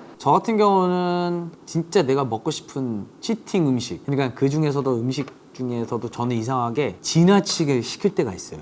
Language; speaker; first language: Korean; early bilingual, heritage; English